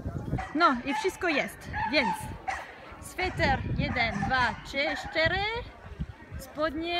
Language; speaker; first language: Polish; non-native, learner; French